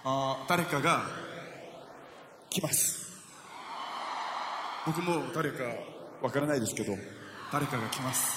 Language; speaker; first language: Japanese; non-native, fluent; Korean